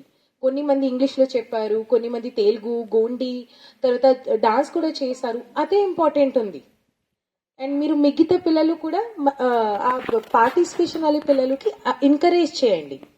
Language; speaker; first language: Telugu; non-native, learner; Hindi